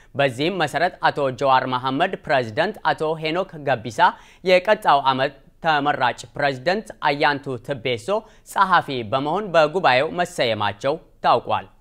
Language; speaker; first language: Amharic; non-native, local second language; Oromo